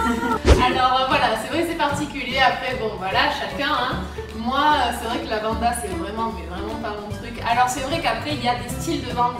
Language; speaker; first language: French; native; French